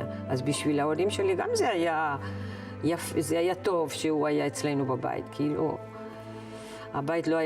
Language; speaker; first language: Hebrew; non-native, fluent; Spanish